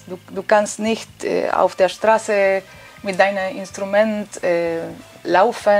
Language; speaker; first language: German; non-native, fluent; Spanish